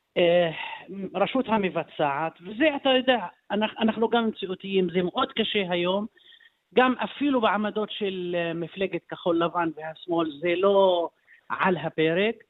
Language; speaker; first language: Hebrew; non-native, local second language; Arabic